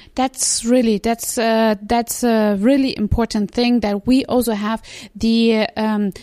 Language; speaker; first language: English; non-native, fluent; German